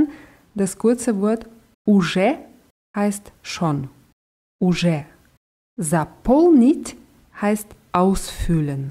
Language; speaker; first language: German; non-native, fluent; Russian